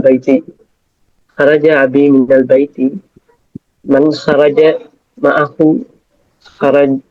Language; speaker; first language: Arabic; non-native, learner; Tamil